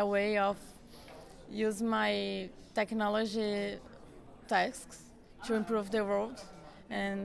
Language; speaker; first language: English; non-native, fluent; Portuguese